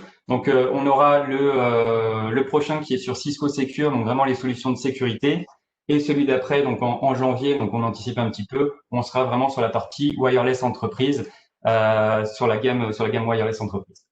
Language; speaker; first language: French; native; French